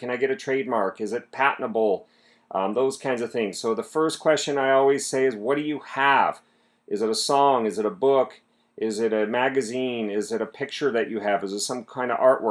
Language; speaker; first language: English; native; English